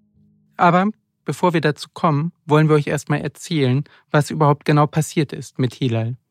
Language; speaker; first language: German; native; German